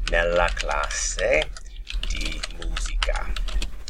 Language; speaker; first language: Italian; non-native, fluent; English